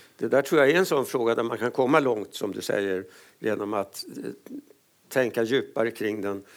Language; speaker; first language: Swedish; native; Swedish